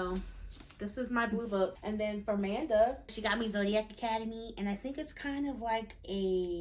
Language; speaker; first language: English; native; English